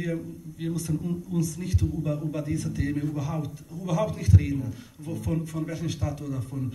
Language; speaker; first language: German; non-native, learner; Bosnian